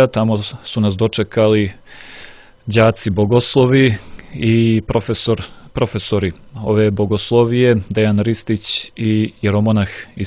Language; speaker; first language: Croatian; native; Croatian